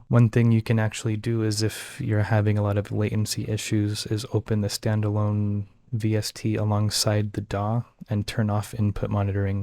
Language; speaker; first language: English; native; English